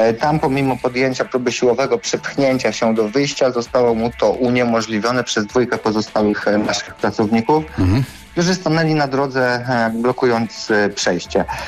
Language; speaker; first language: Polish; native; Polish